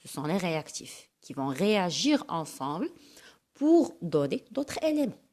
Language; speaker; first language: French; non-native, local second language; Arabic